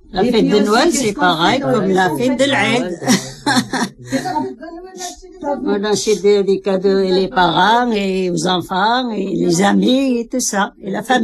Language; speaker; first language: French; non-native, fluent; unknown